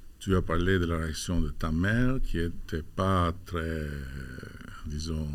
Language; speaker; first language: French; non-native, fluent; Albanian